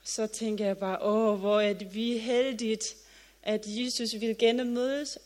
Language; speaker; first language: Danish; non-native, learner; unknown